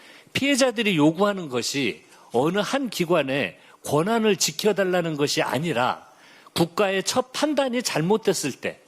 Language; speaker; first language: Korean; native; Korean